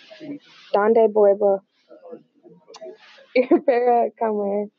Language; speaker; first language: Spanish; non-native, learner; English